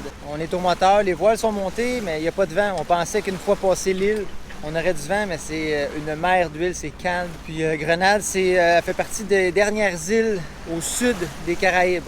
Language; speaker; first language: French; native; French